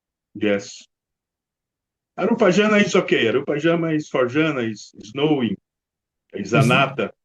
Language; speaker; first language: English; non-native, learner; Portuguese